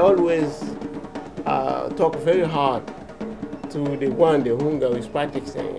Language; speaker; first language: English; non-native, fluent; Haitian Creole